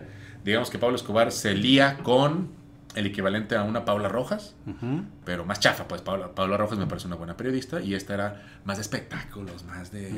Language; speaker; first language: Spanish; native; Spanish